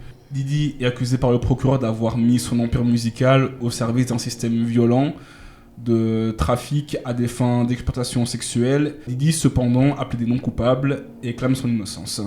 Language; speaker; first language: French; native; French